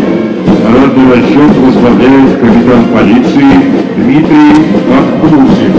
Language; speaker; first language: Russian; native; Russian